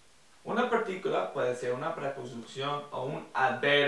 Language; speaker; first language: Spanish; non-native, fluent; English